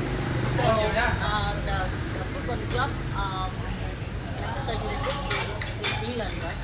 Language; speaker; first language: English; non-native, local second language; Vietnamese